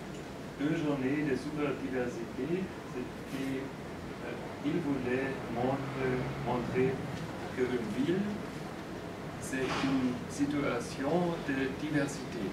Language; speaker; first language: French; non-native, fluent; German